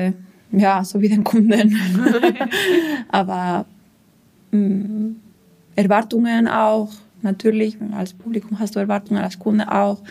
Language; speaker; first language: German; non-native, fluent; Spanish